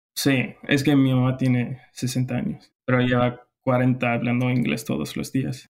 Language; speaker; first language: Spanish; non-native, fluent; English